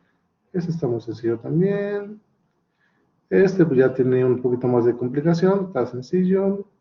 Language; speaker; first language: Spanish; native; Spanish